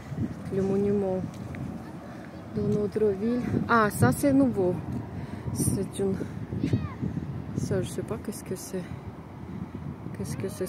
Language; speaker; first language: French; non-native, fluent; Russian